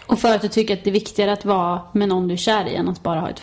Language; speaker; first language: Swedish; native; Swedish